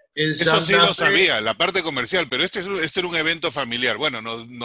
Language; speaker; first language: Spanish; native; Spanish